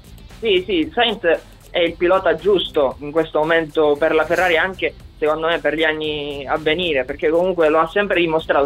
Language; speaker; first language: Italian; native; Italian